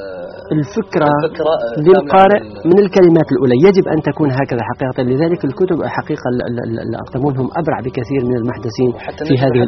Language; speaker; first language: Arabic; native; Arabic